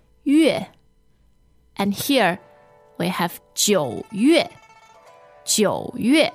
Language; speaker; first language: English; non-native, fluent; Chinese